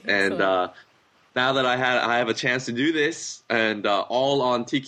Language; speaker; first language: English; native; English